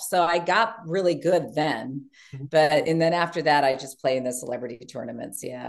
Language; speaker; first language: English; native; English